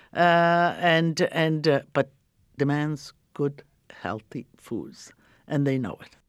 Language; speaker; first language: English; early bilingual, other home language; Croatian